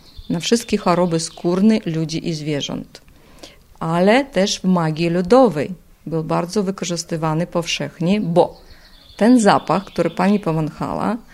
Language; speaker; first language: Polish; non-native, fluent; Russian